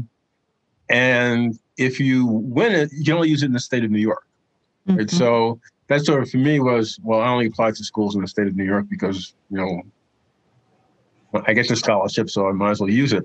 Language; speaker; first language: English; native; English